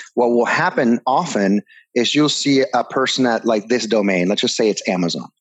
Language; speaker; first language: English; early bilingual, other home language; Spanish